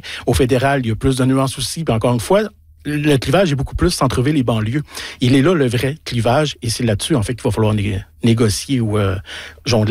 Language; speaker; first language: French; native; French